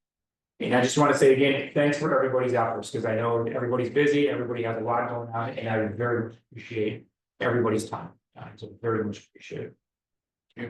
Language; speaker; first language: English; native; English